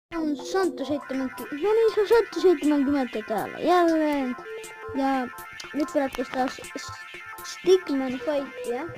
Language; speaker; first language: Finnish; native; Finnish